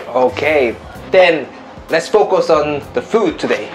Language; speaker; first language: English; non-native, fluent; Korean